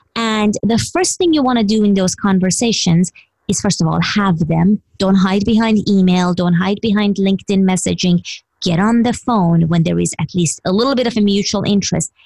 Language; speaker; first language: English; non-native, fluent; Persian